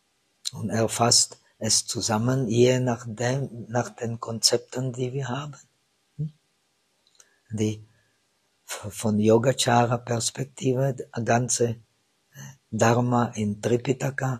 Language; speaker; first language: German; non-native, fluent; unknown